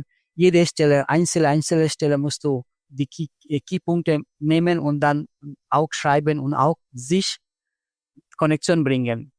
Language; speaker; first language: German; non-native, fluent; Bangla